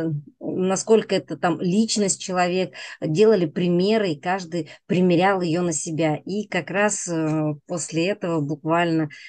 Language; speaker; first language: Russian; native; Russian